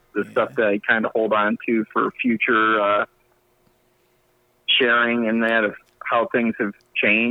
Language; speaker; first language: English; native; English